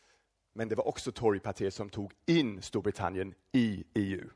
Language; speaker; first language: Swedish; non-native, fluent; English